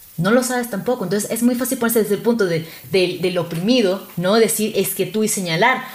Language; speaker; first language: Spanish; native; Spanish